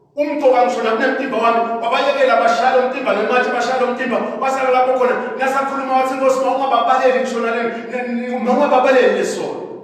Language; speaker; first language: Zulu; non-native, local second language; Swati